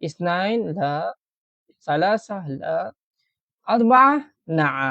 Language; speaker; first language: Arabic; non-native, fluent; Malay